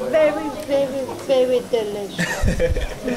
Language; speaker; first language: English; non-native, learner; French